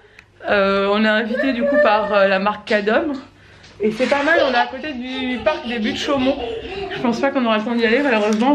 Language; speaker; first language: French; native; French